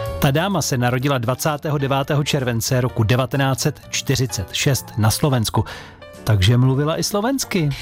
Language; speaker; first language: Czech; native; Czech